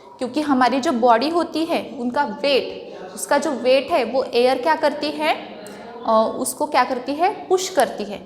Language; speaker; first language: Hindi; non-native, local second language; Marathi